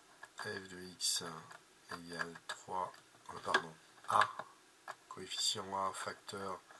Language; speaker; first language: French; native; French